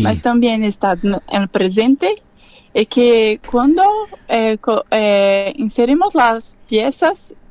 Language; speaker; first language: Spanish; non-native, learner; Portuguese